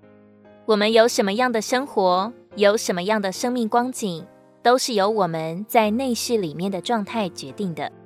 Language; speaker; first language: Chinese; native; Chinese